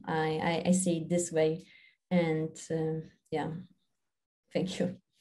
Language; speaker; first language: English; non-native, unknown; Polish